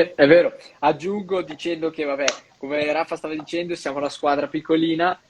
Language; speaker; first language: Italian; non-native, fluent; Portuguese